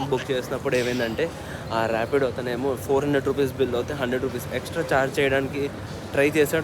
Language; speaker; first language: Telugu; native; Telugu